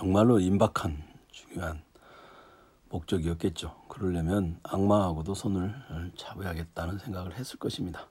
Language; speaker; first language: Korean; native; Korean